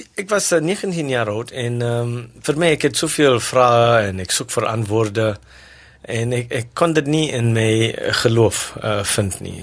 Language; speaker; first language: Afrikaans; non-native, local second language; English